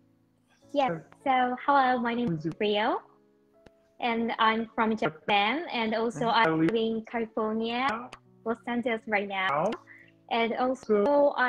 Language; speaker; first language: English; non-native, learner; Japanese